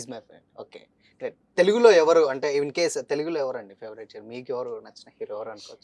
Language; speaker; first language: Telugu; native; Telugu